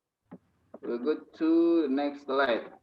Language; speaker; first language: English; non-native, fluent; Indonesian